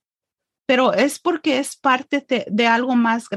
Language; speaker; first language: Spanish; early bilingual, heritage; English